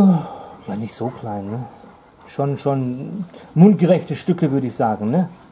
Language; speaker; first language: German; native; German